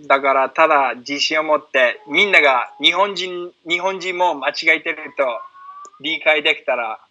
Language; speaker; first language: Japanese; non-native, fluent; English